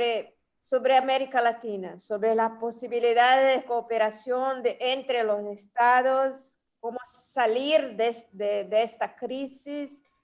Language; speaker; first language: Spanish; non-native, fluent; Portuguese